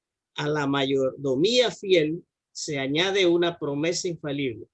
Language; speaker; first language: Spanish; native; Spanish